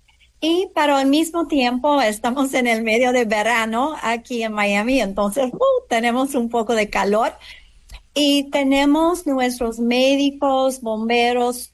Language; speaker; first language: Spanish; non-native, fluent; English